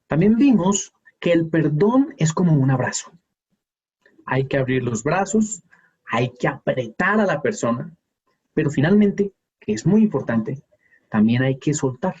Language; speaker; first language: Spanish; native; Spanish